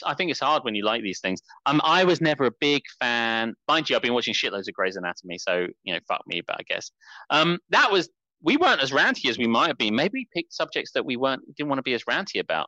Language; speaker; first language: English; native; English